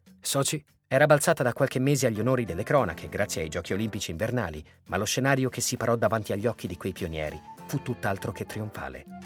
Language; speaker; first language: Italian; native; Italian